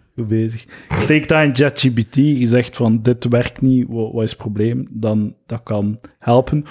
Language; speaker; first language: Dutch; native; Dutch